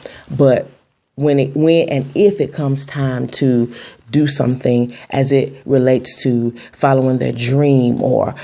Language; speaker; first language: English; native; English